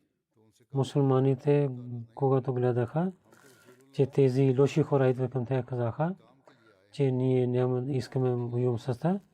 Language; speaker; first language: Bulgarian; non-native, learner; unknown